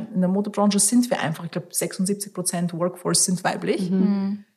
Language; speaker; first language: German; early bilingual, other home language; Russian